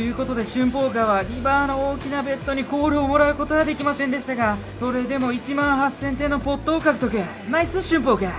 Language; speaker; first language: Japanese; native; Japanese